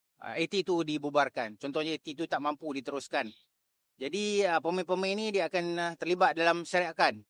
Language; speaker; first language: Malay; native; Malay